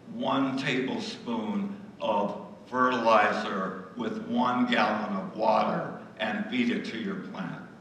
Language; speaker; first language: English; native; English